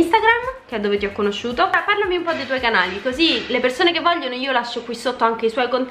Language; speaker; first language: Italian; native; Italian